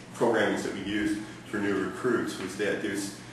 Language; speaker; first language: English; native; English